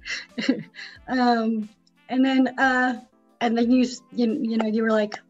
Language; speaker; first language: English; native; English